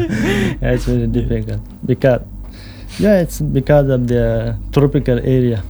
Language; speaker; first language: English; non-native, local second language; Pashto